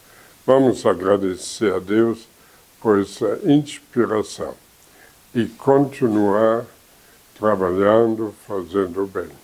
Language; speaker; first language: Portuguese; non-native, fluent; German